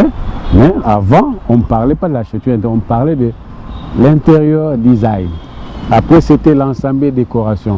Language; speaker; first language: French; non-native, local second language; Lingala